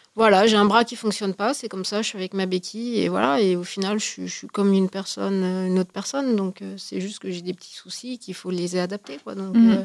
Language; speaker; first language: French; native; French